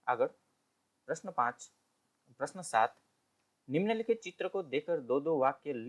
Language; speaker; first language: Hindi; non-native, local second language; Gujarati